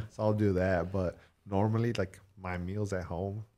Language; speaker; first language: English; early bilingual, other home language; Spanish